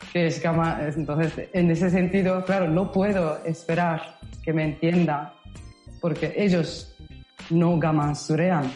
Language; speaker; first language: Spanish; non-native, fluent; Japanese